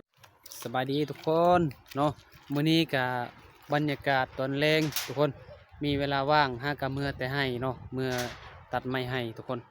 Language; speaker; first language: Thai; non-native, local second language; Northeastern Thai